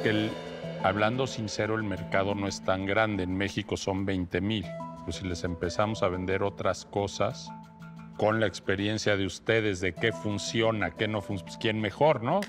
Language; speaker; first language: Spanish; native; Spanish